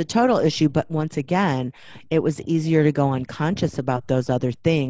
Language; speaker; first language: English; native; English